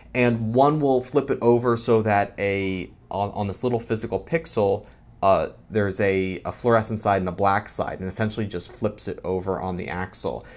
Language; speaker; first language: English; native; English